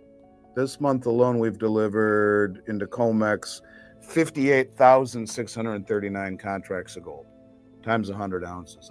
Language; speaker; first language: English; native; English